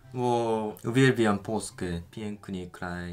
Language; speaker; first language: Polish; non-native, learner; Japanese